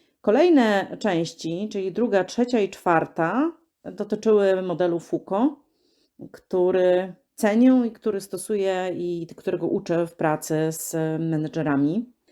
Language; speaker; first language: Polish; native; Polish